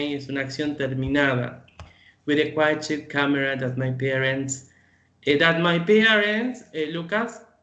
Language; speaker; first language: Spanish; native; Spanish